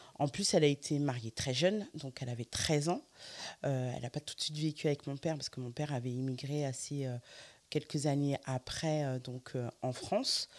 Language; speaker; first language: French; early bilingual, other home language; Fula